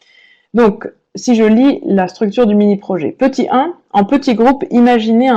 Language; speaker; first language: French; native; French